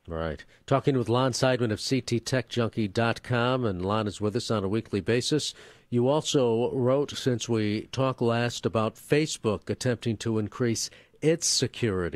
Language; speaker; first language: English; native; English